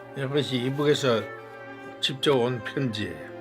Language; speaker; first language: Korean; native; Korean